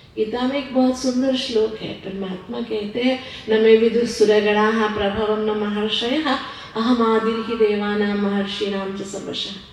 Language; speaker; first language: Hindi; non-native, local second language; Kannada